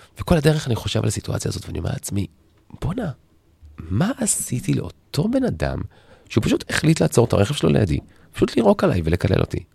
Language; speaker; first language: Hebrew; native; Hebrew